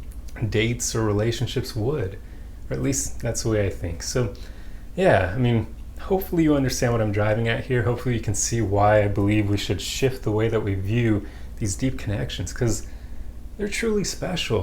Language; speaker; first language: English; native; English